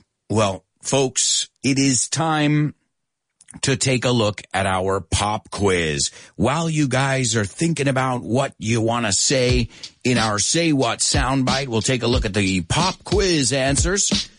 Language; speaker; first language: English; early bilingual, other home language; Spanish